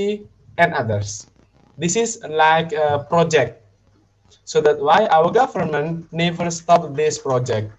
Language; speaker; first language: English; non-native, fluent; Indonesian